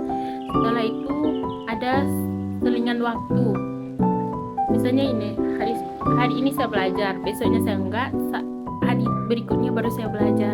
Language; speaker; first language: Indonesian; non-native, local second language; Minangkabau